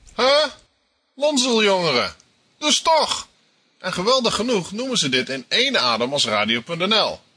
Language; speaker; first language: Dutch; native; Dutch